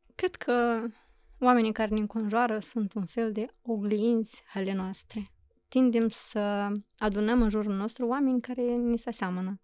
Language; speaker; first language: Romanian; native; Romanian